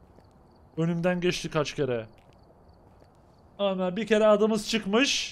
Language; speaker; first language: Turkish; native; Turkish